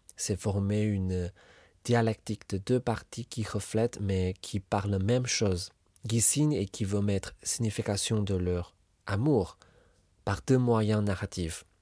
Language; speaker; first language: French; non-native, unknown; Chinese